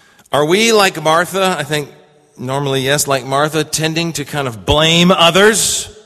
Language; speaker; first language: English; native; English